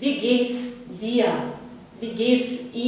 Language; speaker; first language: German; non-native, fluent; Belarusian